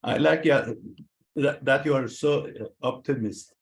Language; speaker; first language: English; non-native, fluent; Armenian